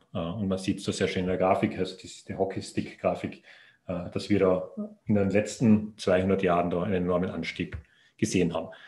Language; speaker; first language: German; native; German